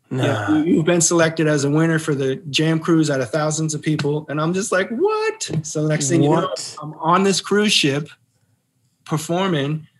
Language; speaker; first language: English; native; English